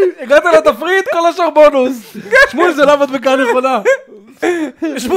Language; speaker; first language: Hebrew; native; Hebrew